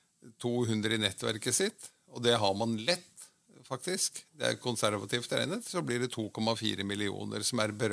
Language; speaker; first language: Norwegian; native; Norwegian